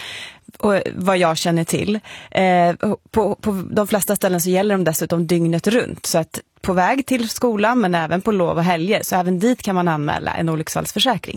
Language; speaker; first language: Swedish; native; Swedish